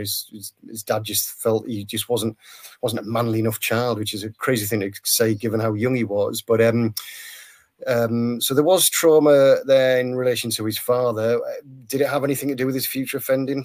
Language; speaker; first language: English; native; English